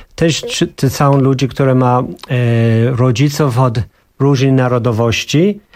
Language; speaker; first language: Polish; non-native, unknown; English